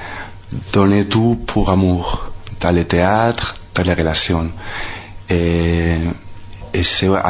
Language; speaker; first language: French; non-native, fluent; Spanish